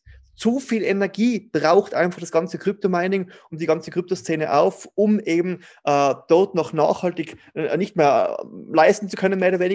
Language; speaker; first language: German; native; German